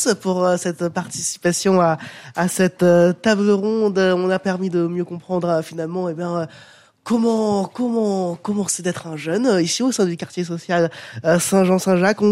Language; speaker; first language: French; native; French